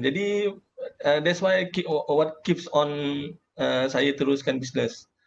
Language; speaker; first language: English; non-native, local second language; Malay